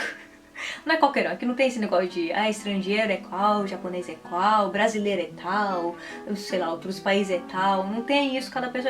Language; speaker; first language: Portuguese; early bilingual, heritage; Portuguese